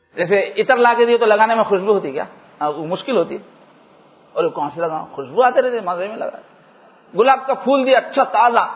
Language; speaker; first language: Urdu; native; Urdu